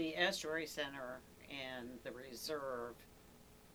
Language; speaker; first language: English; native; English